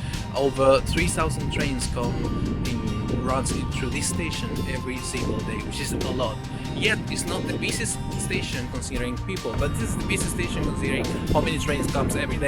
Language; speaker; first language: English; non-native, fluent; Spanish